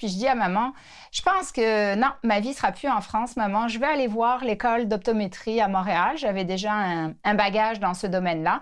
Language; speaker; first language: French; native; French